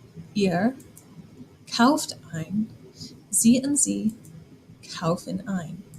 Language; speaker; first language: German; non-native, fluent; English